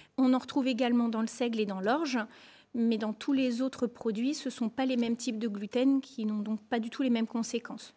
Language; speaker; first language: French; native; French